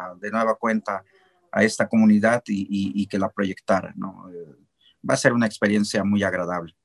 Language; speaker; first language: Spanish; non-native, local second language; Nahuatl languages